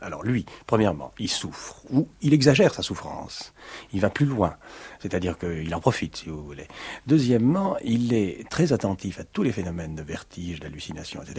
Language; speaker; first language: French; native; French